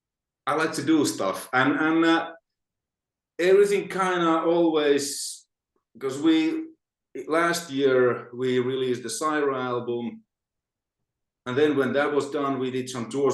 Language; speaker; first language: English; non-native, fluent; Finnish